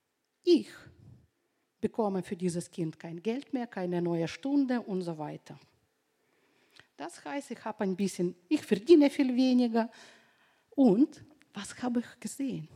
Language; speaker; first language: German; non-native, fluent; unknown